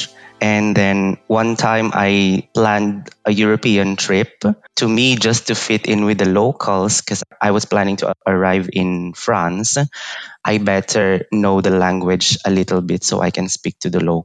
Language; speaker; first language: English; non-native, local second language; Iloko